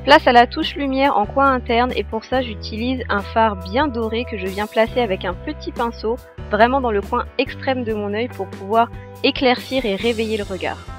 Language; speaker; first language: French; native; French